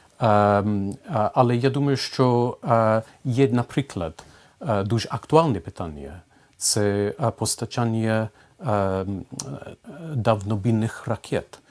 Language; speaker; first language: Ukrainian; non-native, fluent; English